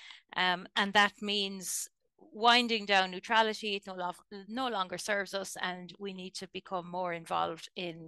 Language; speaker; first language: English; native; English